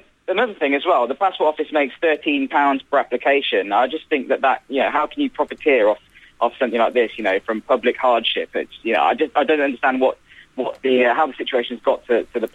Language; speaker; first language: English; native; English